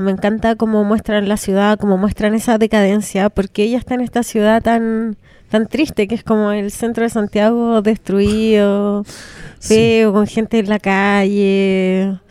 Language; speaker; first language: Spanish; native; Spanish